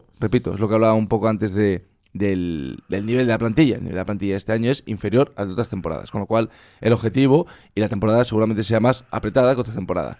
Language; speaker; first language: Spanish; native; Spanish